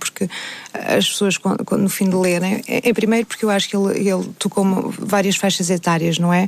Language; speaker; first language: Portuguese; native; Portuguese